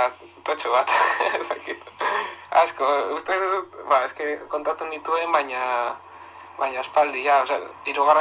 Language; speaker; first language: Basque; non-native, local second language; Spanish